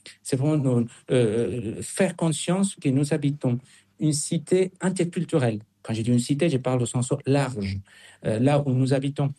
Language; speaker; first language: French; non-native, fluent; Spanish